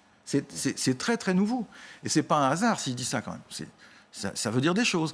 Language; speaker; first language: French; native; French